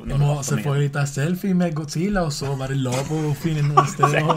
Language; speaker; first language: Norwegian; non-native, learner; Swedish